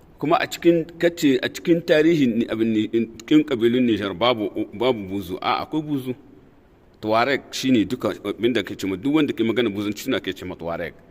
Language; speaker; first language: Hausa; non-native, local second language; Tamasheq